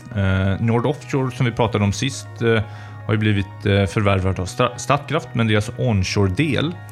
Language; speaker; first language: Swedish; native; Swedish